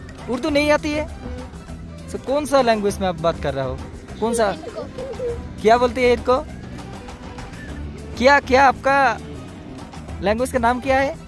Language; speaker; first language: Hindi; non-native, learner; Bangla